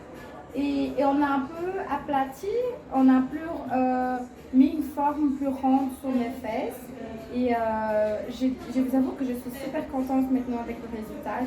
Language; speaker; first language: French; non-native, fluent; Portuguese